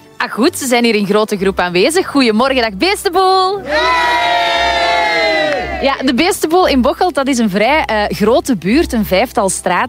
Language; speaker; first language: Dutch; native; Dutch